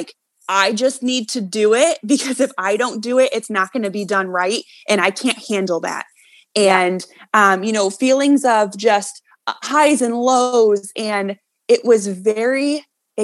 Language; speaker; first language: English; native; English